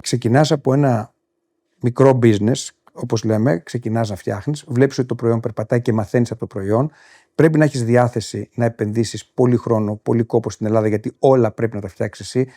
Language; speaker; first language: Greek; native; Greek